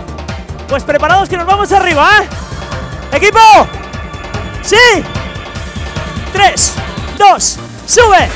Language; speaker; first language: Spanish; native; Spanish